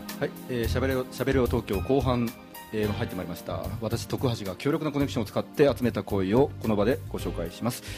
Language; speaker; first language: Japanese; native; Japanese